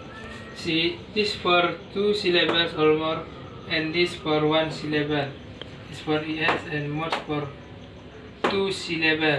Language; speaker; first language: English; non-native, learner; Indonesian